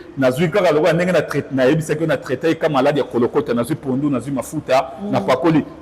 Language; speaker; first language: Lingala; non-native, local second language; Kongo